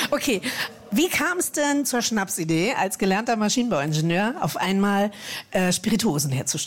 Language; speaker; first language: German; native; German